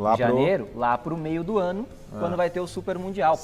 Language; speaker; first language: Portuguese; native; Portuguese